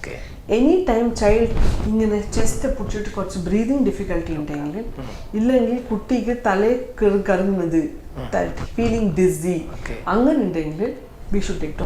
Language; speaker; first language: Malayalam; non-native, fluent; Tamil